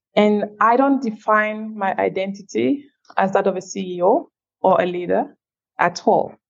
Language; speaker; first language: English; non-native, local second language; French